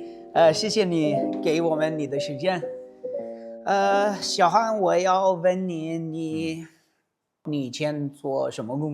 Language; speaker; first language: Chinese; non-native, learner; English